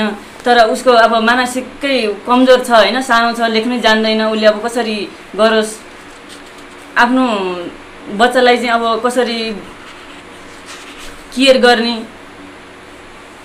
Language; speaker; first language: Nepali; non-native, local second language; Newari